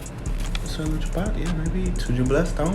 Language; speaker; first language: Indonesian; non-native, learner; English